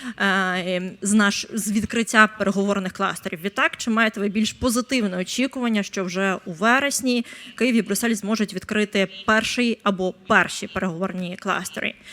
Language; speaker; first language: Ukrainian; native; Ukrainian